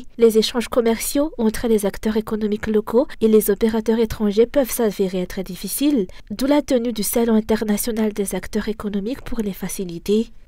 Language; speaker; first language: French; non-native, local second language; Malagasy